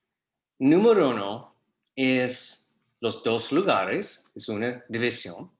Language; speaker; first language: Spanish; non-native, fluent; English